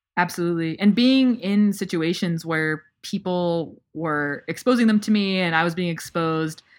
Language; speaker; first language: English; native; English